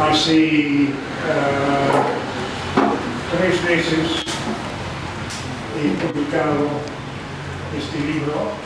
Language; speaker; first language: Spanish; non-native, fluent; English